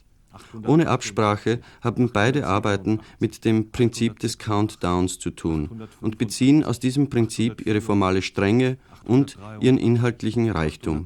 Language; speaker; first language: German; native; German